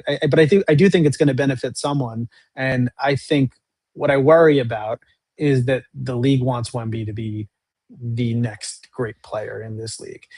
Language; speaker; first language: English; native; English